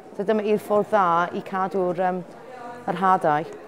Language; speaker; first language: Welsh; non-native, learner; English